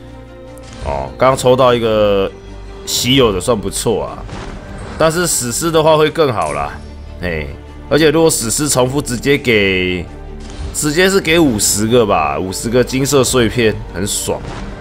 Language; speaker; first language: Chinese; native; Chinese